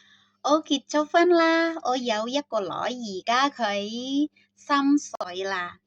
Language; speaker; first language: Cantonese; non-native, fluent; Indonesian